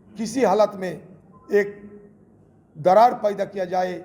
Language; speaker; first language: Hindi; non-native, local second language; Bangla